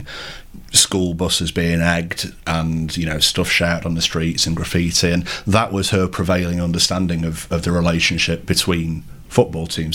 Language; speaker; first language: English; native; English